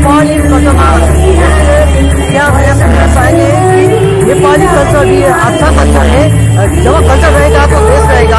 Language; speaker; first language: Hindi; non-native, learner; Nepali